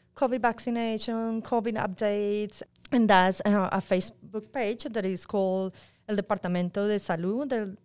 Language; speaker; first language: English; non-native, fluent; Spanish